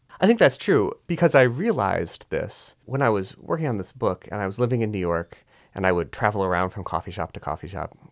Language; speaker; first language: English; native; English